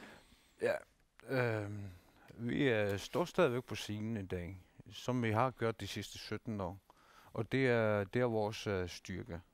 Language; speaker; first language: Danish; non-native, local second language; Kalaallisut